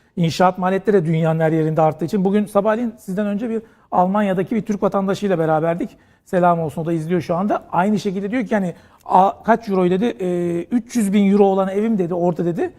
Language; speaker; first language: Turkish; native; Turkish